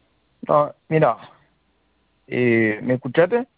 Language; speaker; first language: Spanish; non-native, learner; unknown